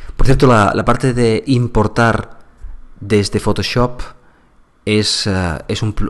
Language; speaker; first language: Spanish; native; Spanish